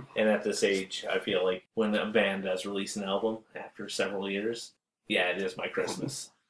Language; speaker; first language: English; native; English